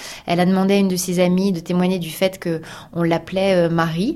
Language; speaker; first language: French; native; French